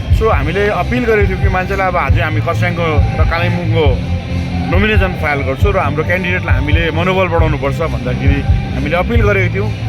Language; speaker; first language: Nepali; native; Nepali